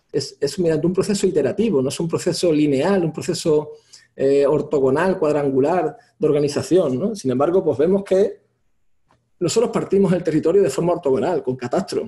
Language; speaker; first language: Spanish; native; Spanish